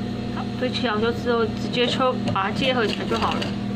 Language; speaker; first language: Chinese; native; Chinese